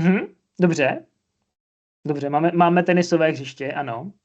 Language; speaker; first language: Czech; non-native, fluent; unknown